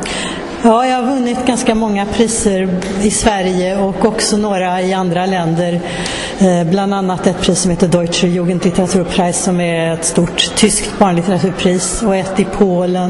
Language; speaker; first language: Swedish; native; Swedish